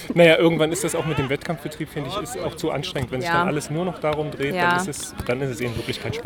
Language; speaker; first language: German; native; German